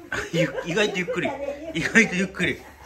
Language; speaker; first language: Japanese; native; Japanese